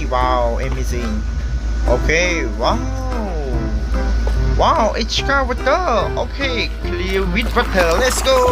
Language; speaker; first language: English; non-native, learner; Khmer